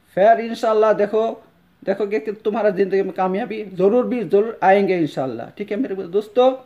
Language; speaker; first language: Hindi; non-native, local second language; Bangla